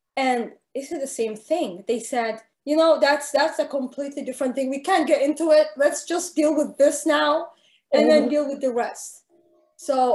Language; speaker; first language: English; non-native, fluent; Arabic